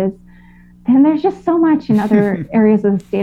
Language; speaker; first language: English; native; English